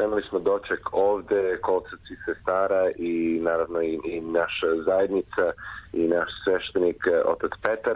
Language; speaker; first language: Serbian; early bilingual, heritage; Croatian